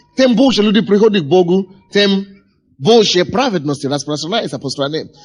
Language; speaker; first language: Russian; non-native, fluent; Yoruba